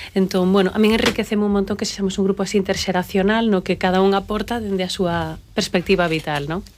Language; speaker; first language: Galician; native; Galician